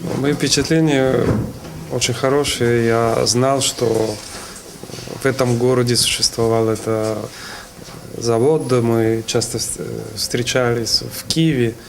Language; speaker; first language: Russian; non-native, learner; Italian